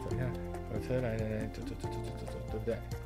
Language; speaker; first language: Chinese; native; Chinese